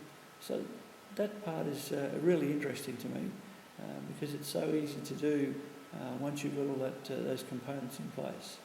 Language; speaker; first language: English; native; English